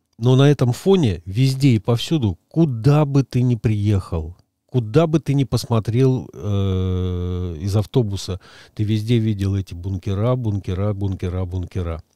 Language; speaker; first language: Russian; native; Russian